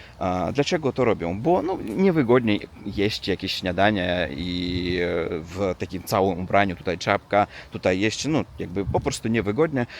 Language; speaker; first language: Polish; non-native, learner; Russian